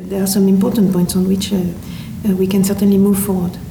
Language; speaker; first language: English; non-native, fluent; French